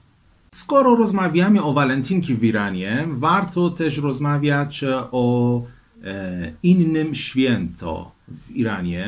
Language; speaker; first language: Polish; non-native, fluent; Persian